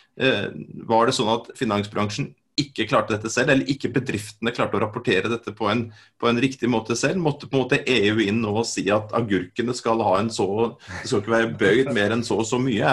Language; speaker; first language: Norwegian; native; Norwegian